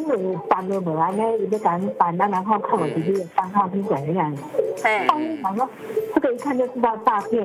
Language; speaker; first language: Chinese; native; Chinese